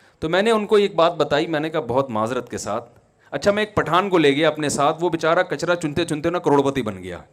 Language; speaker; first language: Urdu; native; Urdu